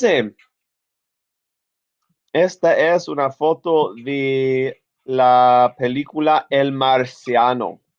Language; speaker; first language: Spanish; non-native, fluent; English